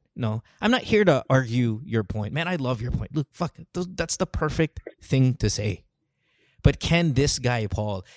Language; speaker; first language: English; non-native, local second language; Filipino